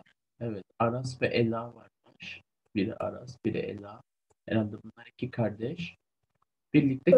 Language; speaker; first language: Turkish; native; Turkish